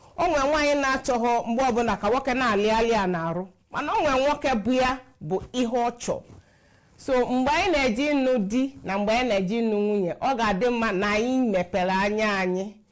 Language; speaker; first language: Igbo; native; Igbo